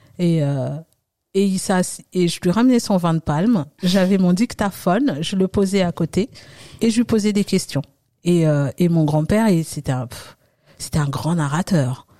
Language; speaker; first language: French; early bilingual, other home language; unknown